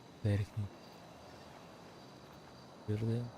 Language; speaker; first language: Russian; non-native, learner; Kara-Kalpak